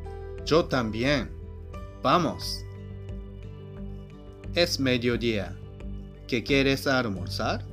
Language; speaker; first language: Spanish; non-native, fluent; Japanese